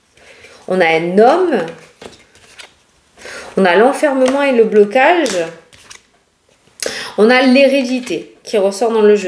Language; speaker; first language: French; native; French